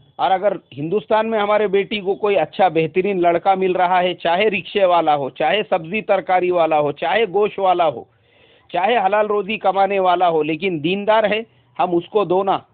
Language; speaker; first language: Urdu; native; Urdu